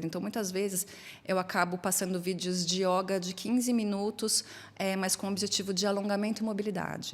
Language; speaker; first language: Portuguese; native; Portuguese